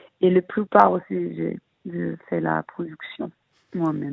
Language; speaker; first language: French; early bilingual, heritage; Hebrew